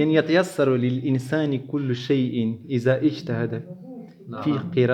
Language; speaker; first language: Arabic; non-native, learner; Urdu